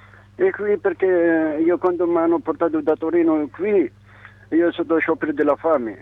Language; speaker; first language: Italian; non-native, learner; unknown